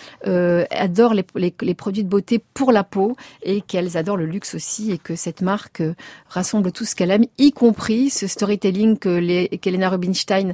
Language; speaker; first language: French; native; French